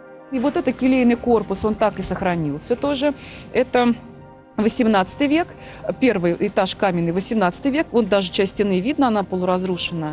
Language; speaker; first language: Russian; native; Russian